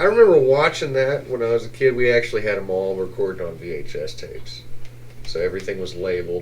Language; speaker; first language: English; native; English